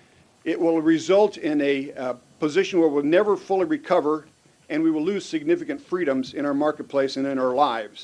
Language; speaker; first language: English; native; English